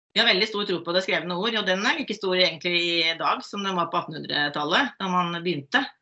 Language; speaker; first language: Norwegian; native; Norwegian